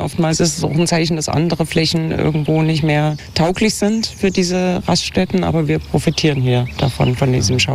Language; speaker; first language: German; native; German